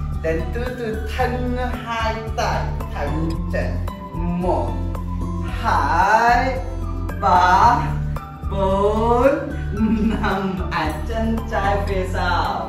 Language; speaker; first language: Vietnamese; non-native, learner; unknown